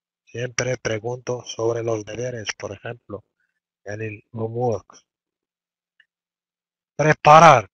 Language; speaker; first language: Spanish; non-native, fluent; Arabic